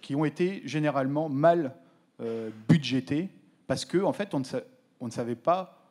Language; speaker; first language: French; native; French